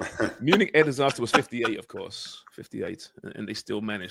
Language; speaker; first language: English; native; English